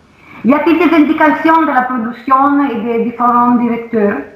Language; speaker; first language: French; non-native, learner; Italian